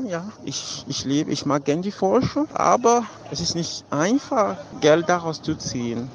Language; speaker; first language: German; non-native, fluent; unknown